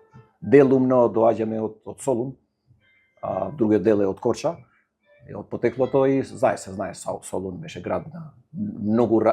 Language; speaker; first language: Macedonian; non-native, fluent; Albanian